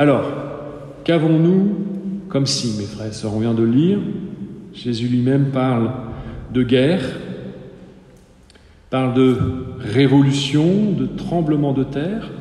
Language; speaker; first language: French; native; French